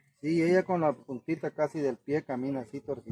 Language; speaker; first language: Spanish; native; Spanish